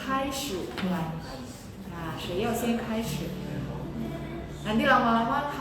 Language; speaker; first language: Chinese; non-native, fluent; Indonesian